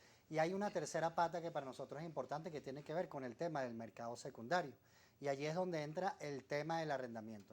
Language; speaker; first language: Spanish; native; Spanish